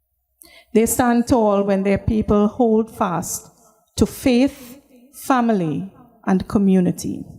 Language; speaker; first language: English; native; English